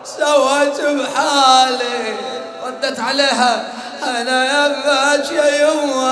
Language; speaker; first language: Arabic; native; Arabic